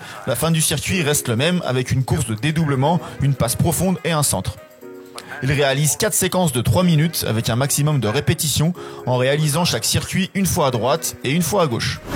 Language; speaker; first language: French; native; French